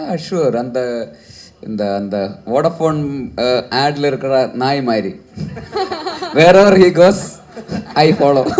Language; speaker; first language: Tamil; non-native, learner; Malayalam